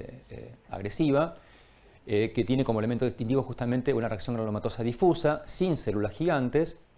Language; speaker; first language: Spanish; native; Spanish